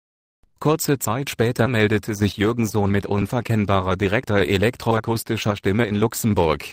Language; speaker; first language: German; native; German